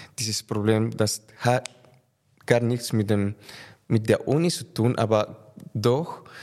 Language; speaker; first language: German; non-native, fluent; Spanish